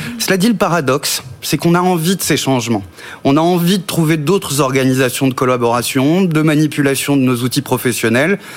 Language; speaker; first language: French; native; French